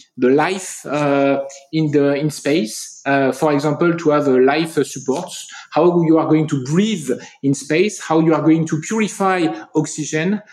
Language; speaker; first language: English; non-native, fluent; French